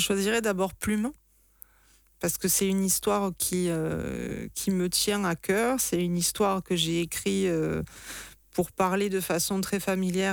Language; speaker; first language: French; native; French